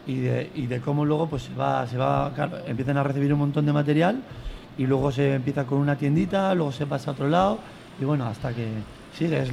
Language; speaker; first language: Spanish; native; Spanish